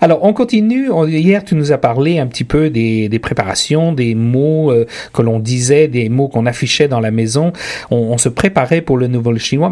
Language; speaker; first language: French; native; French